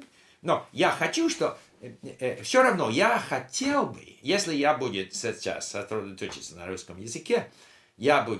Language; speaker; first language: Russian; non-native, learner; English